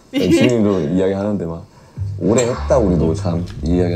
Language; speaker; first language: Korean; native; Korean